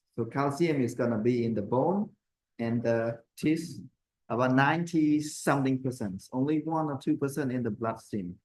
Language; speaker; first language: English; non-native, fluent; Khmer